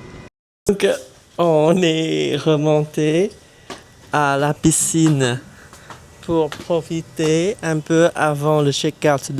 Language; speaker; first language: French; non-native, fluent; Vietnamese